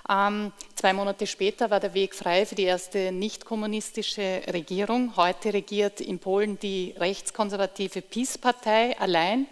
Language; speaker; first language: German; native; German